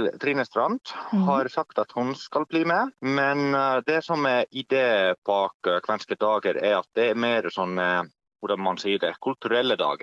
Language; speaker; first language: Norwegian; non-native, fluent; Finnish